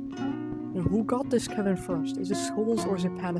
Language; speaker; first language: English; non-native, fluent; Dutch